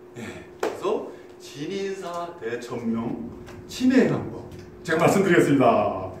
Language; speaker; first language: Korean; native; Korean